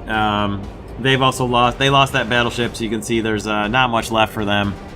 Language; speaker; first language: English; native; English